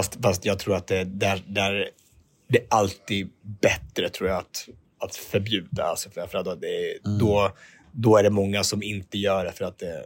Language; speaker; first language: Swedish; native; Swedish